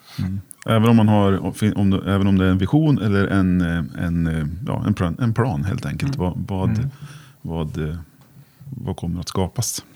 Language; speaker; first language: Swedish; native; Swedish